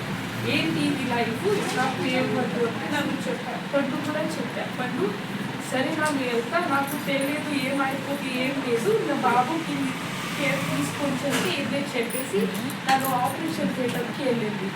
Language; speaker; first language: Telugu; non-native, learner; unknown